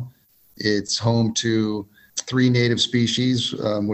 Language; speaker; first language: English; native; English